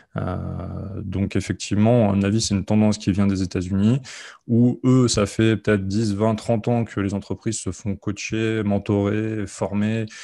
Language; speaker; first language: French; native; French